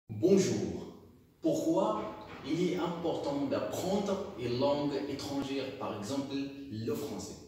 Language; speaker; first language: French; non-native, local second language; Arabic